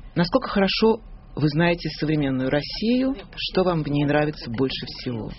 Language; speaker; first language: Russian; native; Russian